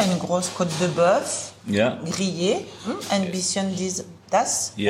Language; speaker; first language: German; non-native, learner; French